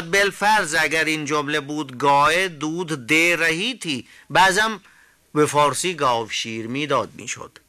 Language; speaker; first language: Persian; non-native, fluent; Hindi